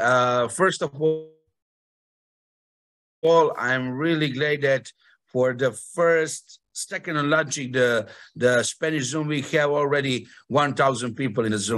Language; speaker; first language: English; non-native, fluent; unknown